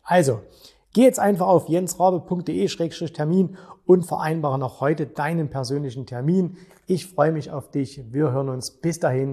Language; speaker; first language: German; native; German